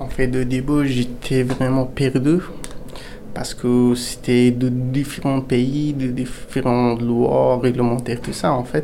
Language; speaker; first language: French; non-native, learner; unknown